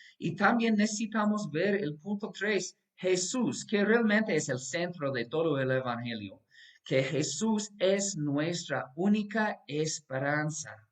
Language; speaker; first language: Spanish; non-native, fluent; English